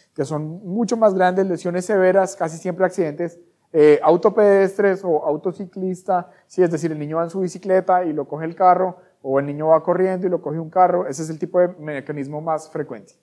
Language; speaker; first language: Spanish; native; Spanish